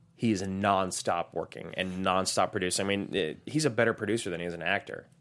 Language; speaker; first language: English; native; English